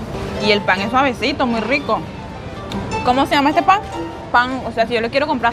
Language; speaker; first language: Spanish; native; Spanish